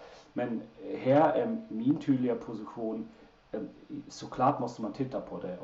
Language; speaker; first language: Swedish; non-native, fluent; German